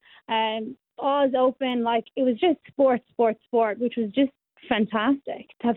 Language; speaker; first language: English; native; English